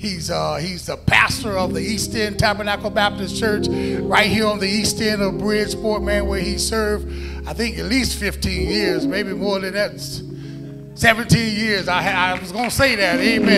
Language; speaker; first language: English; native; English